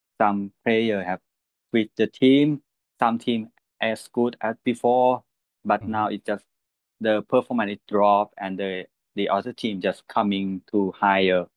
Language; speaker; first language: English; non-native, learner; Thai